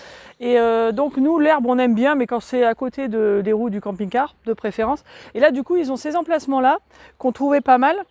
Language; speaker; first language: French; native; French